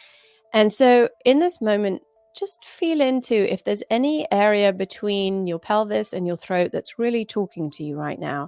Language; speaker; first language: English; native; English